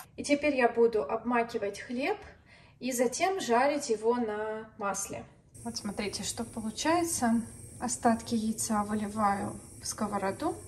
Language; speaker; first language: Russian; native; Russian